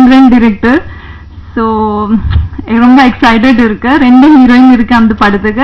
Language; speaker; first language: Tamil; non-native, learner; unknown